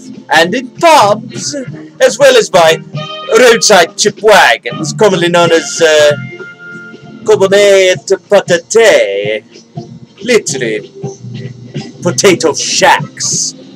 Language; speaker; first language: English; native; English